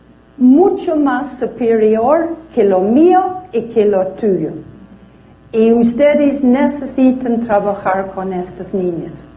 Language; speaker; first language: Spanish; non-native, fluent; English